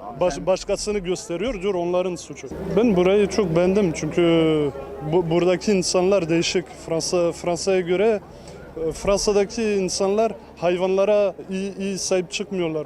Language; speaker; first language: Turkish; early bilingual, heritage; Turkish